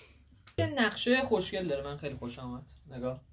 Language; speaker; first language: Persian; native; Persian